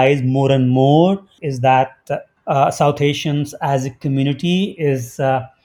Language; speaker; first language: English; non-native, local second language; Hindi